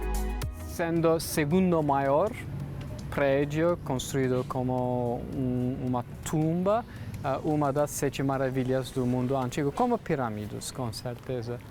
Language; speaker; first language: Portuguese; non-native, learner; Turkish